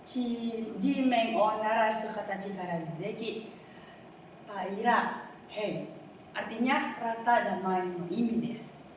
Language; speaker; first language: Japanese; non-native, learner; Indonesian